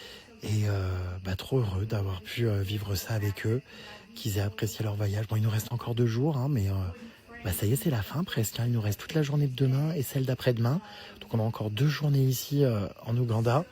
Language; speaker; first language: French; native; French